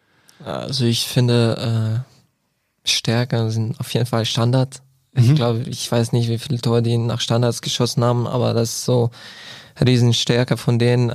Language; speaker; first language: German; non-native, fluent; Croatian